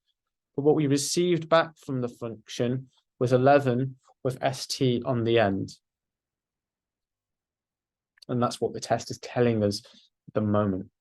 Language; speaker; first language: English; native; English